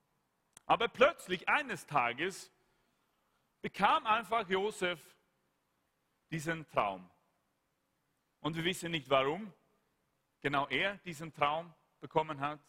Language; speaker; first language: German; non-native, fluent; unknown